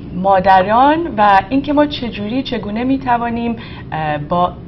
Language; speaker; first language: Persian; native; Persian